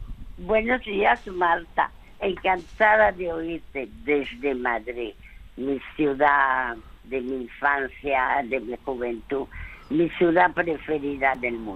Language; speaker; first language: Spanish; early bilingual, other home language; French